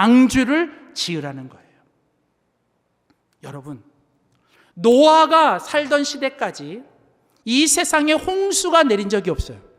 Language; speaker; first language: Korean; native; Korean